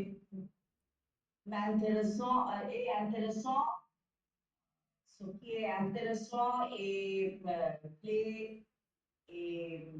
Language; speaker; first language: French; non-native, learner; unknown